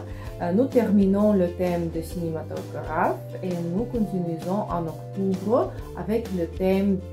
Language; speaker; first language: French; non-native, fluent; Russian